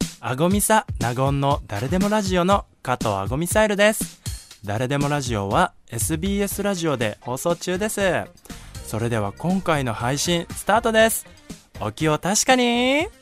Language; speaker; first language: Japanese; native; Japanese